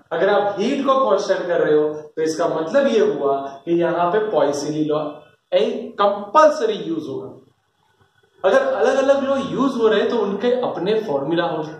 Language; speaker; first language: Hindi; non-native, local second language; Gujarati